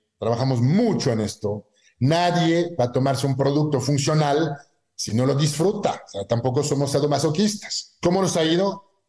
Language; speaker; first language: Spanish; non-native, fluent; French